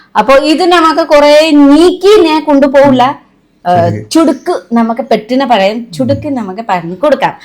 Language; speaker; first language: Malayalam; non-native, fluent; Nepali